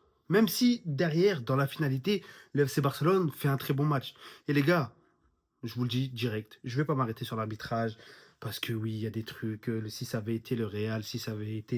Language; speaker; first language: French; native; French